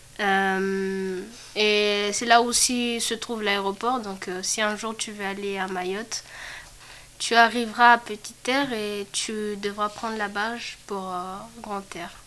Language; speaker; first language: French; non-native, local second language; Comorian